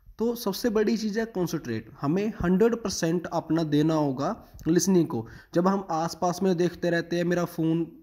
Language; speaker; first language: Hindi; non-native, local second language; Punjabi